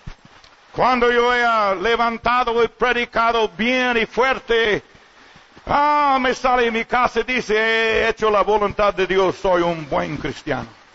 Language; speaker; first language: Spanish; non-native, learner; English